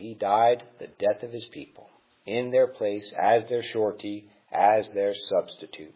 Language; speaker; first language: English; native; English